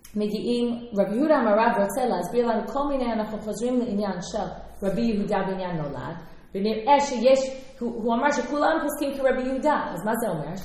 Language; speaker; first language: Hebrew; non-native, fluent; English